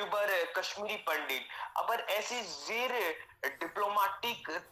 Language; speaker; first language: German; non-native, learner; Hindi